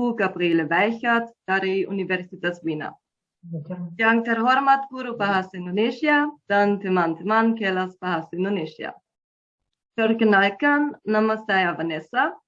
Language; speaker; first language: Indonesian; non-native, learner; German